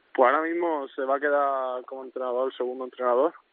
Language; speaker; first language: Spanish; native; Spanish